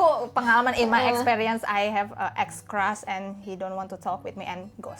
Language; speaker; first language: English; non-native, learner; Indonesian